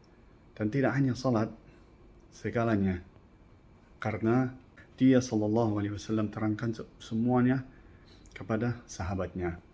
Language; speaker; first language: Indonesian; non-native, fluent; English